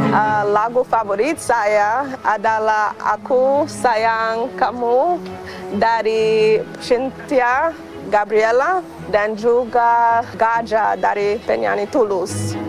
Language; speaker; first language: Indonesian; non-native, fluent; English